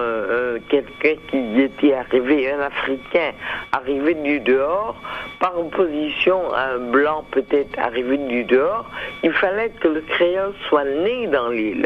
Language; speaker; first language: French; native; French